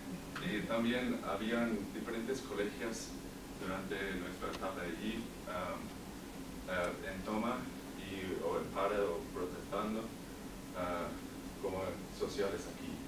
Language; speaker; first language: Spanish; non-native, learner; English